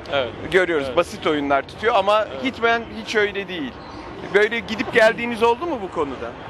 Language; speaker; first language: Turkish; native; Turkish